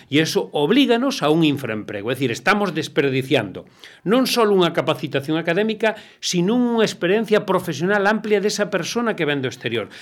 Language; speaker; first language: Galician; non-native, local second language; Spanish